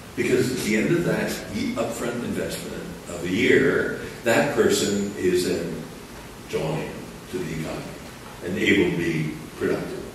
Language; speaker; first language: English; native; English